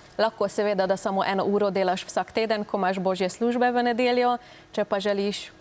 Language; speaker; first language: Slovenian; non-native, learner; Hungarian